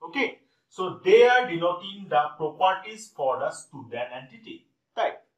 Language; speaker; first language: English; non-native, local second language; Assamese